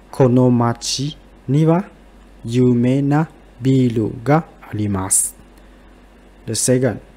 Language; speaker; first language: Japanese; non-native, fluent; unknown